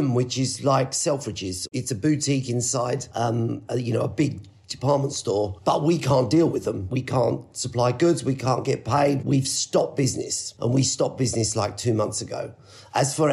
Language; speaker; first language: English; native; English